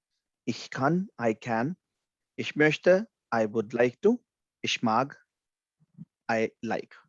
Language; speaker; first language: German; non-native, fluent; Hindi